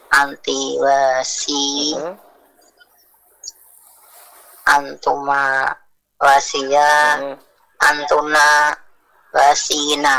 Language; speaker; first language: Arabic; non-native, learner; Indonesian